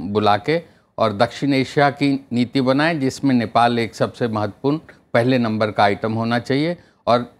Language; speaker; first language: Hindi; native; Hindi